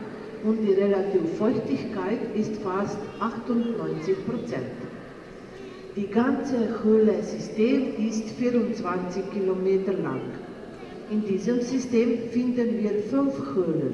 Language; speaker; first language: German; non-native, fluent; Slovenian